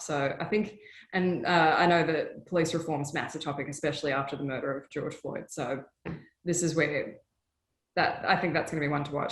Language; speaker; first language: English; native; English